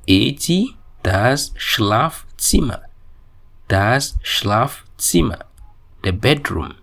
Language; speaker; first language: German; non-native, fluent; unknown